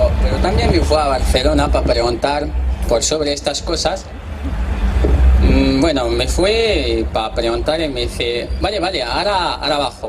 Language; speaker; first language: Spanish; non-native, learner; Arabic